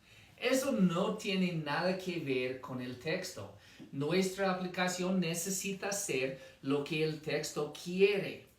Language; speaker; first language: Spanish; non-native, fluent; English